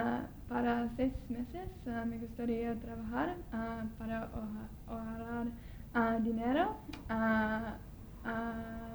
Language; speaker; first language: Spanish; non-native, learner; English